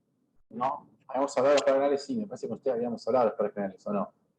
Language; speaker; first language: Spanish; native; Spanish